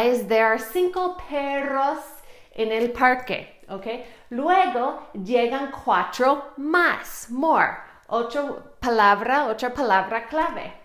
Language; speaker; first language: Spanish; non-native, fluent; English